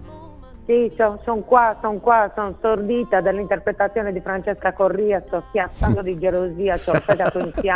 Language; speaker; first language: Italian; native; Italian